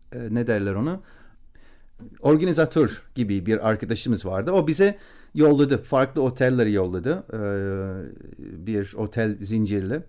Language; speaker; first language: Turkish; non-native, fluent; English